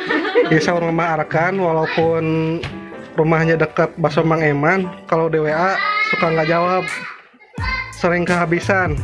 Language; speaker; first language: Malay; non-native, local second language; Sundanese